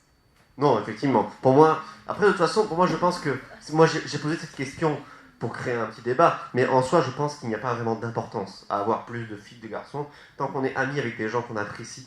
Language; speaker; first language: French; native; French